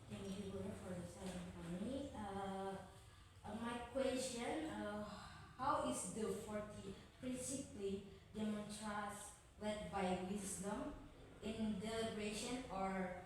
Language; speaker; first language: English; non-native, learner; Indonesian